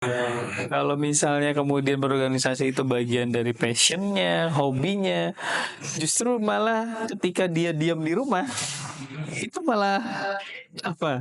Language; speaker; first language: Indonesian; native; Indonesian